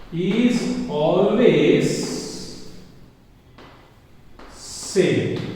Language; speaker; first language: English; non-native, local second language; Hindi